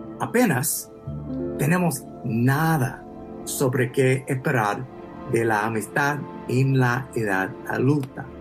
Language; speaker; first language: Spanish; early bilingual, heritage; English